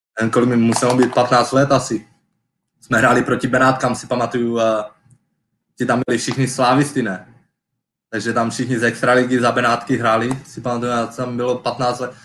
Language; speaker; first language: Czech; native; Czech